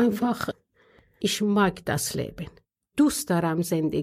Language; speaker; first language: German; non-native, learner; Persian